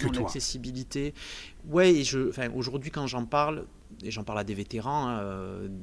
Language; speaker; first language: French; native; French